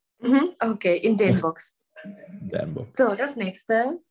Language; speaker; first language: German; non-native, fluent; Czech